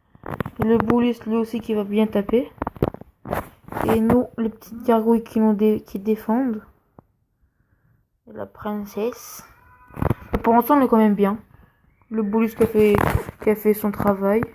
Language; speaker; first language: French; native; French